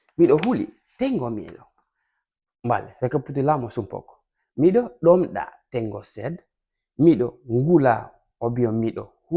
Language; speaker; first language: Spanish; non-native, fluent; Fula